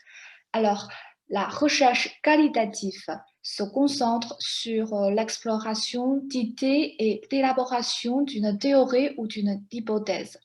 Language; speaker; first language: French; non-native, fluent; Chinese